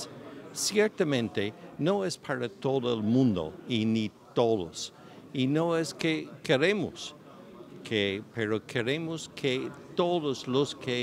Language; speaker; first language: Spanish; non-native, fluent; English